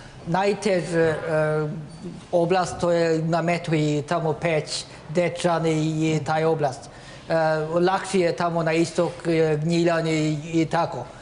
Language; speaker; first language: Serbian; non-native, learner; Norwegian